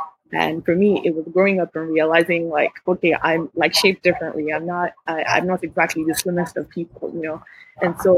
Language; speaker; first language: English; non-native, local second language; Yoruba